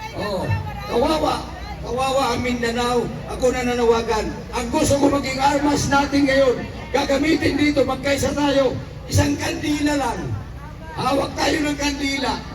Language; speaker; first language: Filipino; non-native, local second language; Cebuano